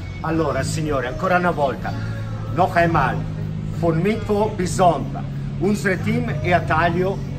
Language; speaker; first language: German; non-native, fluent; Italian